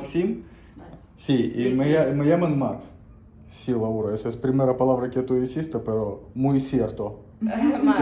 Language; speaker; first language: Spanish; non-native, learner; Russian